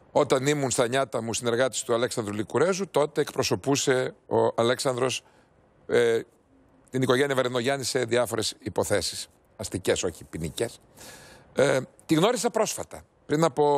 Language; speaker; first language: Greek; native; Greek